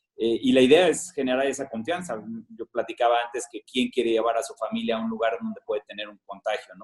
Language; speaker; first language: Spanish; native; Spanish